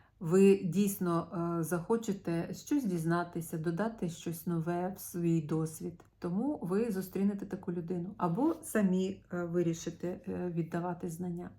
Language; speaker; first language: Ukrainian; non-native, local second language; Russian